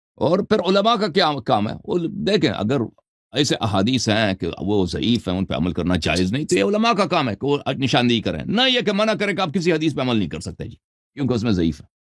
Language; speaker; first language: Urdu; non-native, fluent; Persian